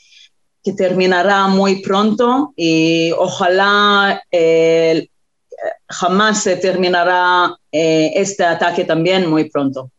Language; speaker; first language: Spanish; non-native, fluent; Hebrew